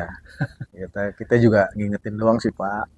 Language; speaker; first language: Indonesian; native; Indonesian